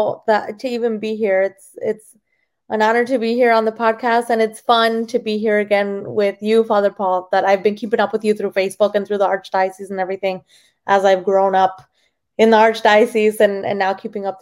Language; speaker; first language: English; early bilingual, other home language; Spanish